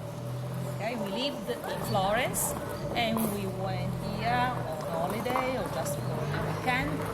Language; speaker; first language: English; non-native, learner; Italian